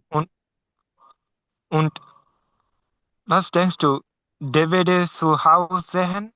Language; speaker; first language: German; non-native, learner; Bangla